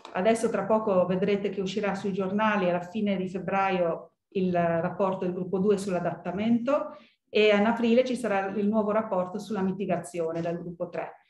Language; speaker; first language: Italian; early bilingual, heritage; Italian